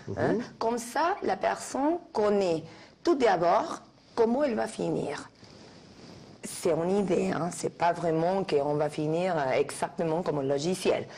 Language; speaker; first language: French; non-native, fluent; Spanish